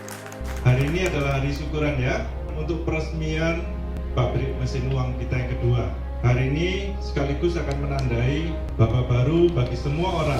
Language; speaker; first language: Indonesian; native; Indonesian